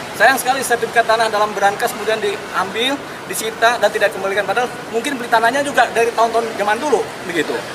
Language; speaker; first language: Indonesian; native; Indonesian